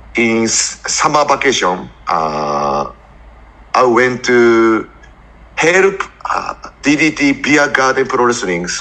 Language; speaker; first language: English; non-native, learner; Japanese